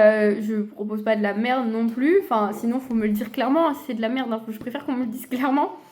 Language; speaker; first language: French; native; French